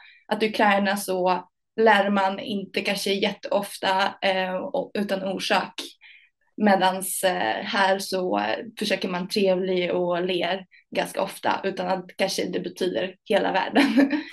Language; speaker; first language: Swedish; early bilingual, other home language; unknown